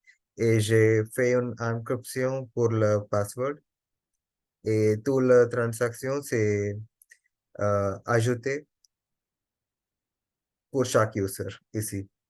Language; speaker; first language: French; non-native, learner; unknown